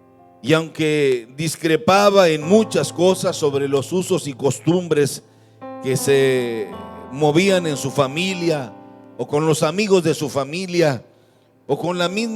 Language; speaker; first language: Spanish; native; Spanish